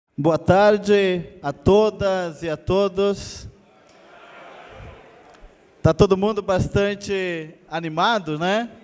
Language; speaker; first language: Portuguese; early bilingual, heritage; Portuguese